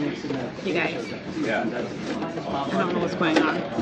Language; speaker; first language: English; native; English